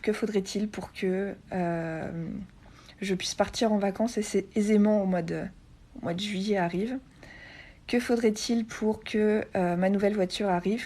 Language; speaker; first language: French; native; French